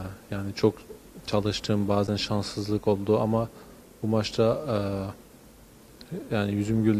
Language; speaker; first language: Turkish; early bilingual, heritage; Turkish